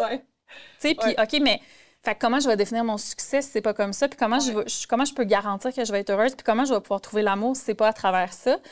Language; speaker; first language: French; native; French